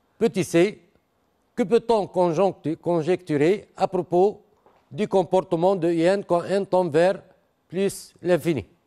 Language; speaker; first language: French; non-native, local second language; Arabic